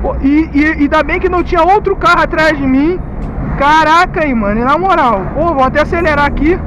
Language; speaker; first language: Portuguese; native; Portuguese